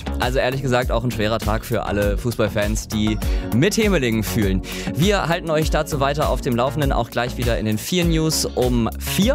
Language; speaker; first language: German; native; German